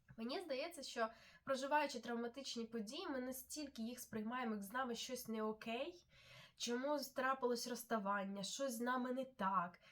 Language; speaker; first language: Ukrainian; non-native, local second language; Russian